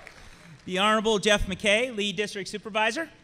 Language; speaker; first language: English; native; English